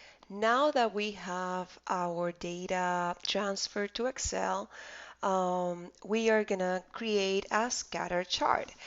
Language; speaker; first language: English; non-native, fluent; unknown